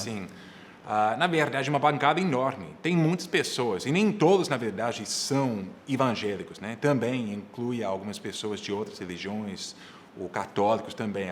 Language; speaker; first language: Portuguese; non-native, fluent; English